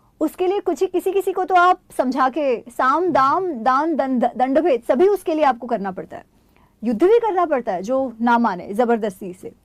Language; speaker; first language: Hindi; non-native, local second language; Gujarati